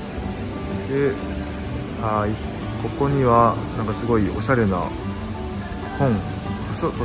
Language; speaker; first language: Japanese; native; Japanese